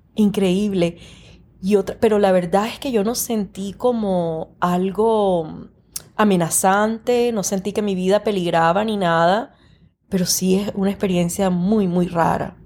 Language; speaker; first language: Spanish; early bilingual, heritage; Spanish